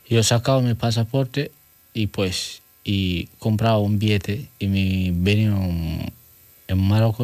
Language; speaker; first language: Spanish; non-native, learner; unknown